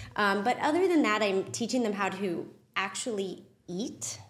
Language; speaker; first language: English; native; English